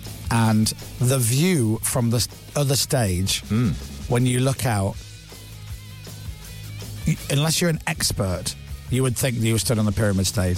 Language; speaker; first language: English; native; English